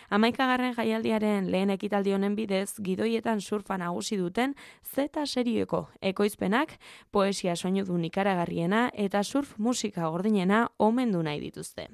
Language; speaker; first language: Basque; native; Basque